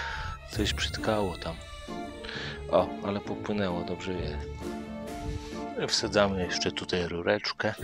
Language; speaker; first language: Polish; native; Polish